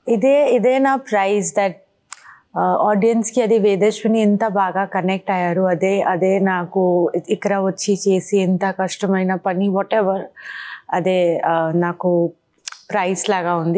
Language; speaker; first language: Telugu; non-native, learner; Bangla